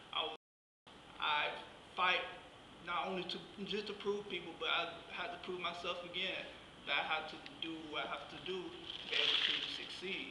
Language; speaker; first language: English; native; English